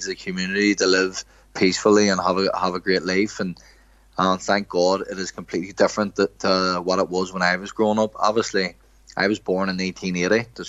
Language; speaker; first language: English; native; English